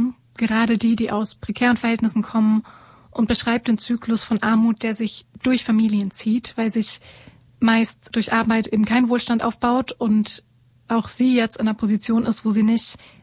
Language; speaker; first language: German; native; German